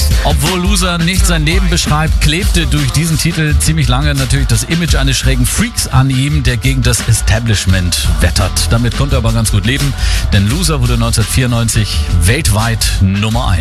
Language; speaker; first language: German; native; German